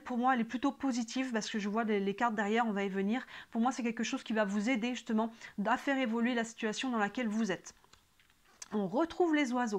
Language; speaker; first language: French; native; French